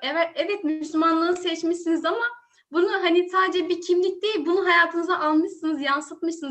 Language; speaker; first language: Turkish; native; Turkish